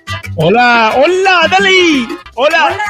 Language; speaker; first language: Spanish; non-native, learner; English